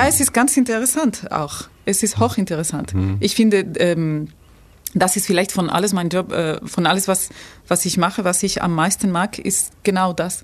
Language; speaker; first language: German; non-native, fluent; Spanish